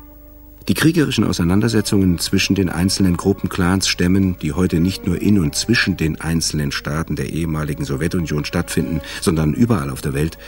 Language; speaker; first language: German; native; German